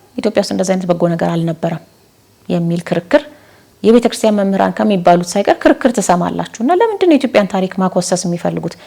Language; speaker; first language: Amharic; native; Amharic